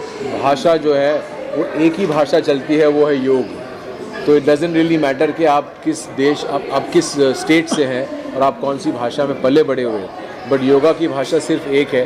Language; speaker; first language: Hindi; native; Hindi